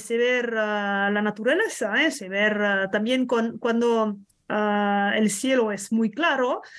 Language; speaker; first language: Spanish; non-native, learner; French